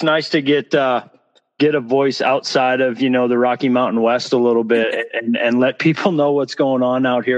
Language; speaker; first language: English; native; English